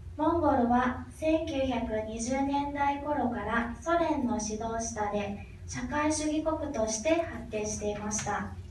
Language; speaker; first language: Japanese; non-native, fluent; Mongolian